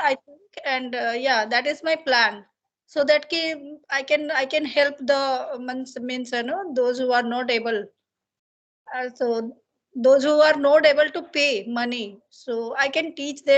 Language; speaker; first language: English; non-native, learner; Hindi